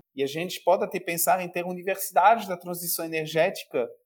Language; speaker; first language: Portuguese; non-native, fluent; French